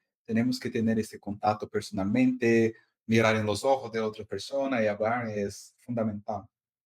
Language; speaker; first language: Spanish; non-native, fluent; Portuguese